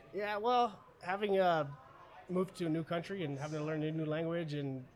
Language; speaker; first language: English; early bilingual, other home language; German